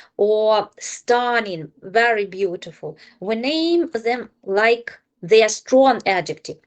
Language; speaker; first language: English; non-native, fluent; Ukrainian